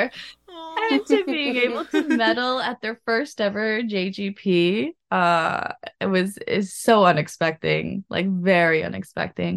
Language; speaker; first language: English; native; English